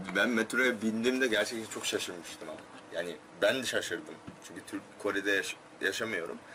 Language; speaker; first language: Turkish; non-native, fluent; Korean